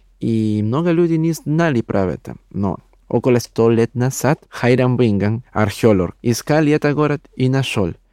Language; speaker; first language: Russian; non-native, learner; Spanish